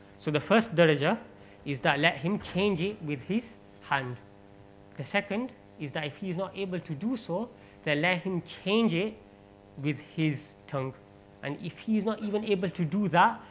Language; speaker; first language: English; early bilingual, other home language; Urdu